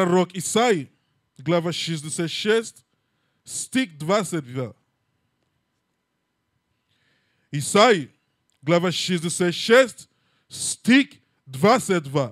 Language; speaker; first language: Russian; non-native, learner; English